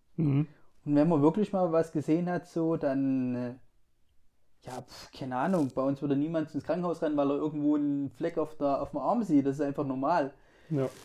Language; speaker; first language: German; native; German